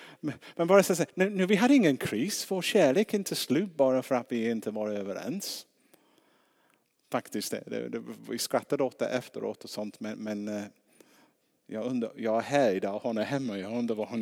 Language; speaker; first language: Swedish; non-native, fluent; English